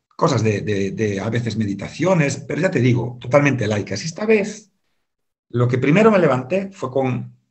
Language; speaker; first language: Spanish; native; Spanish